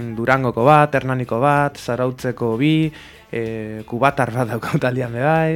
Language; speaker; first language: Basque; native; Basque